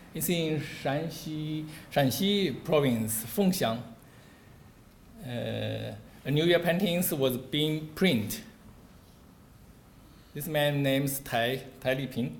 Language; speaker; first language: English; non-native, learner; Chinese